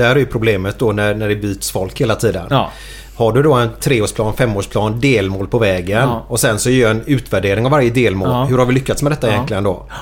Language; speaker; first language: Swedish; native; Swedish